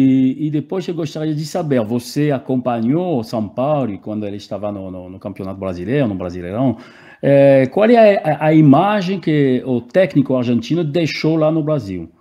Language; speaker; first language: Portuguese; non-native, fluent; French